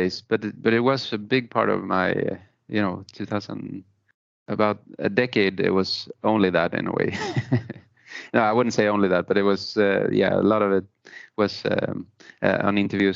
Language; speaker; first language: English; non-native, fluent; Spanish